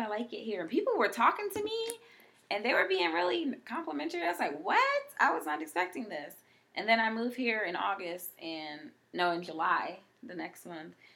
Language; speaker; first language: English; non-native, fluent; Haitian Creole